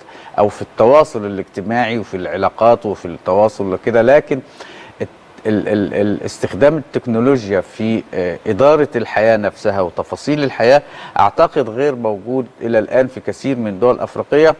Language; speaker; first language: Arabic; native; Arabic